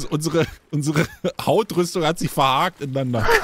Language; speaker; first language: German; native; German